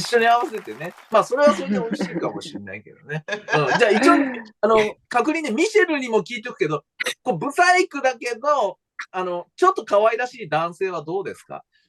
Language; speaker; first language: Japanese; native; Japanese